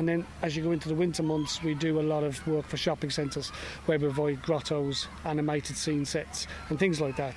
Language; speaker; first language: English; native; English